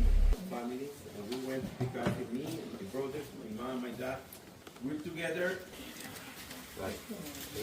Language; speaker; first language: English; non-native, learner; Spanish